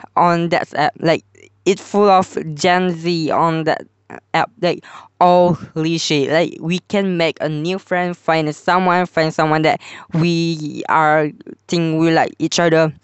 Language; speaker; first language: English; non-native, local second language; Malay